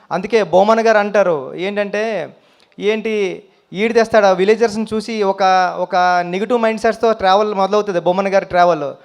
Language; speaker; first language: Telugu; native; Telugu